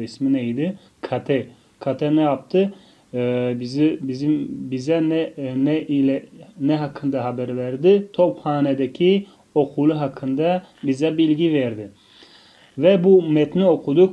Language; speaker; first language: Turkish; non-native, fluent; Tajik